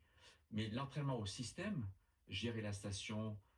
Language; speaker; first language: French; native; French